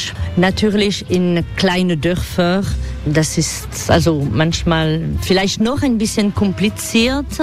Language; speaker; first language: German; non-native, fluent; French